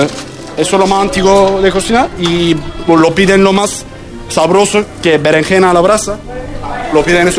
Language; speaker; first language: Spanish; non-native, learner; Turkish